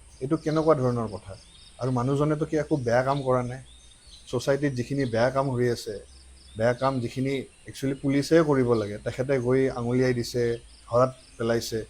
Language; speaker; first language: Assamese; native; Assamese